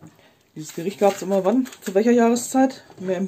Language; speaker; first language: German; native; German